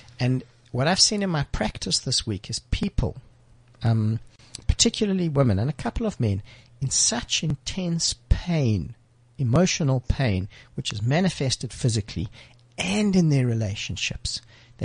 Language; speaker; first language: English; native; English